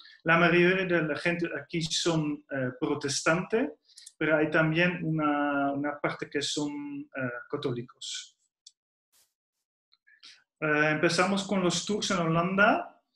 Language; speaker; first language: Spanish; non-native, fluent; Dutch